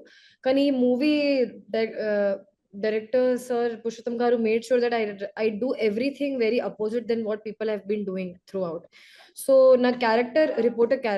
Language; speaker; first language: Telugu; non-native, fluent; Hindi